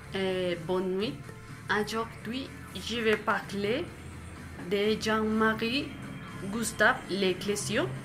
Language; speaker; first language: French; non-native, fluent; Spanish